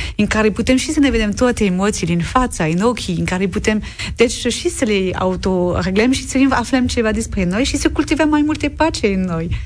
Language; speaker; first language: Romanian; non-native, learner; French